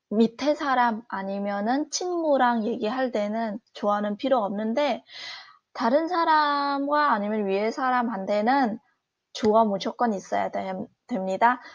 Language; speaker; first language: Korean; non-native, fluent; Vietnamese